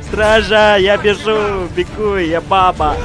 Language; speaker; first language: Russian; non-native, local second language; Romanian